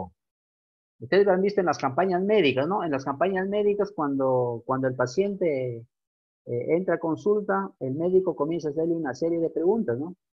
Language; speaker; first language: Spanish; native; Spanish